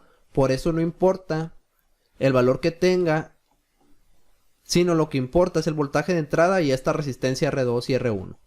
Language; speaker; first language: Spanish; native; Spanish